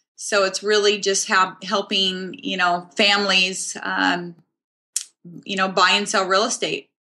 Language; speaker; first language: English; native; English